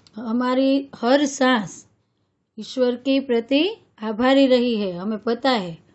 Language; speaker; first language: Hindi; non-native, local second language; Gujarati